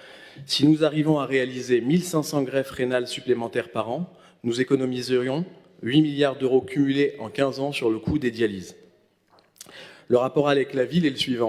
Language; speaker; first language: French; native; French